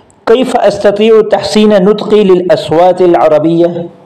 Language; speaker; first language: Arabic; non-native, fluent; Urdu